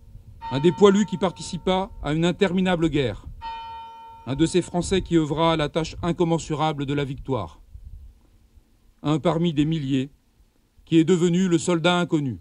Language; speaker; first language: French; native; French